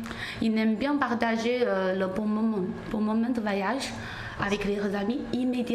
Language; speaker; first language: French; non-native, learner; Chinese